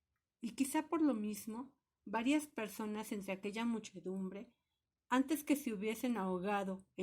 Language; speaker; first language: Spanish; native; Spanish